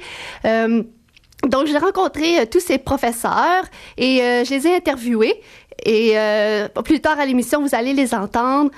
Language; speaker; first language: French; native; French